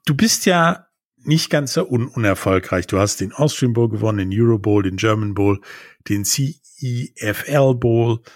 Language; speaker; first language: German; native; German